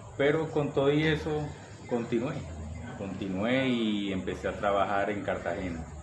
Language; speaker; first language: Spanish; native; Spanish